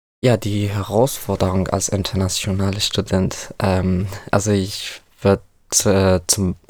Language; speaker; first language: German; non-native, fluent; Arabic